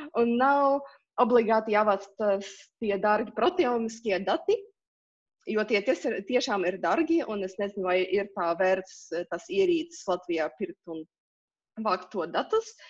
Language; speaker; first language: Latvian; non-native, local second language; Russian